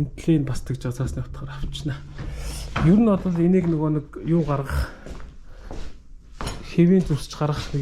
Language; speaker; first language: Mongolian; native; Mongolian